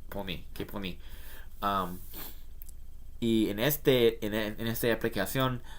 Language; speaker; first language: Spanish; non-native, learner; English